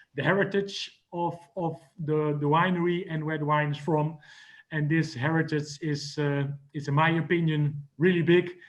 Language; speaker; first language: English; non-native, fluent; Dutch